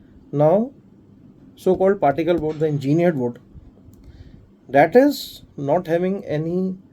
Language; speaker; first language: English; non-native, local second language; Hindi